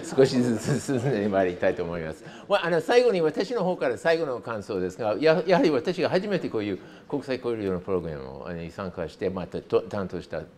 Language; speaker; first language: Japanese; non-native, fluent; English